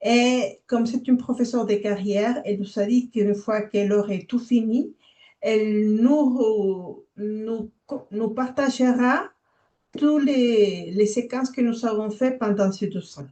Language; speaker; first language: French; non-native, fluent; Spanish